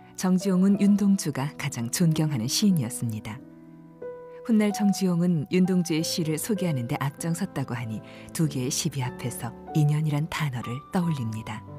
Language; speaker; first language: Korean; non-native, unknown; Japanese